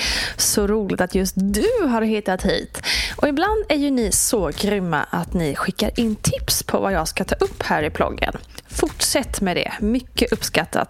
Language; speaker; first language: Swedish; native; Swedish